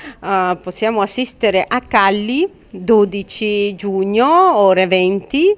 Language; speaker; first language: Italian; non-native, fluent; Georgian